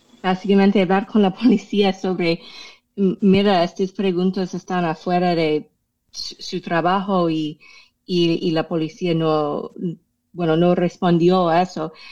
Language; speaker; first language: Spanish; non-native, fluent; English